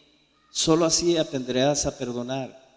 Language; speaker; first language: Spanish; native; Spanish